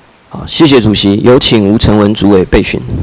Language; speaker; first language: Chinese; native; Chinese